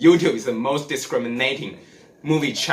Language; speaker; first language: English; non-native, learner; Chinese